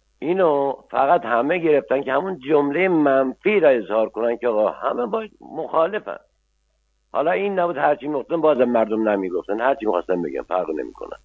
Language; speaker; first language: Persian; non-native, local second language; Azerbaijani